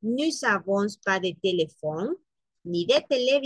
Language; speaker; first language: French; non-native, learner; Spanish